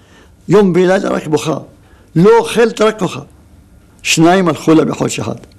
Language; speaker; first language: Hebrew; non-native, local second language; Arabic